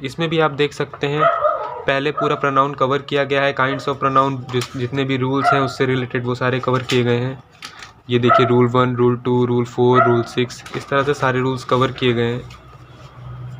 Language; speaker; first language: Hindi; native; Hindi